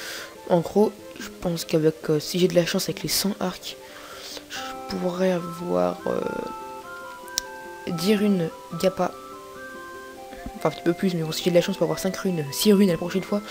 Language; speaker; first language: French; native; French